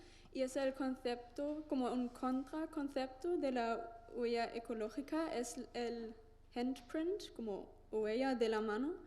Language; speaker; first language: Spanish; non-native, learner; German